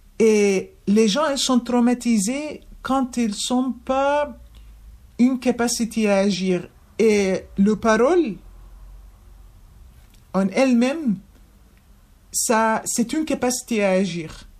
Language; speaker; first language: French; non-native, fluent; Arabic